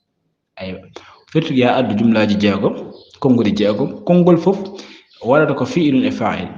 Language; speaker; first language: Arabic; non-native, fluent; Fula